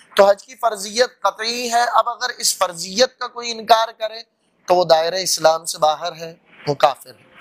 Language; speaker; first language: Urdu; native; Urdu